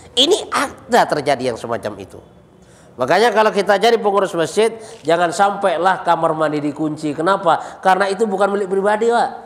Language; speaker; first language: Indonesian; native; Indonesian